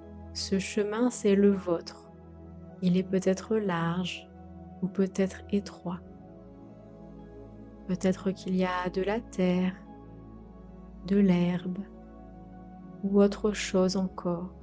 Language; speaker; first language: French; native; French